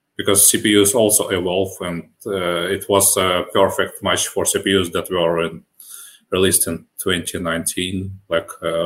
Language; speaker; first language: English; non-native, fluent; Russian